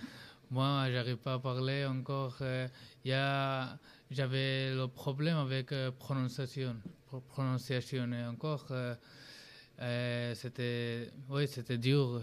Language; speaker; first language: French; non-native, learner; Bangla